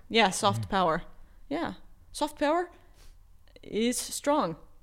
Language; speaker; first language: English; native; English